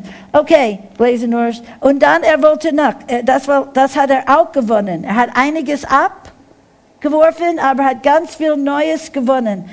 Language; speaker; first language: German; non-native, fluent; English